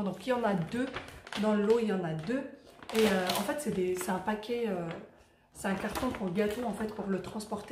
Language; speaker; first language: French; native; French